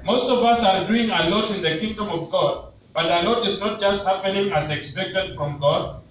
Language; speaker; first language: English; non-native, local second language; Swahili